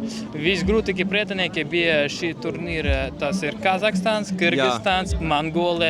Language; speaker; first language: Latvian; non-native, local second language; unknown